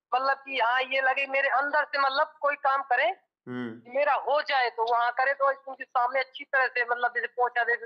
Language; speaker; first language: Hindi; native; Hindi